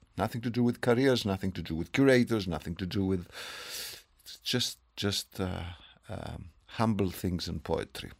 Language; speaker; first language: English; non-native, fluent; Greek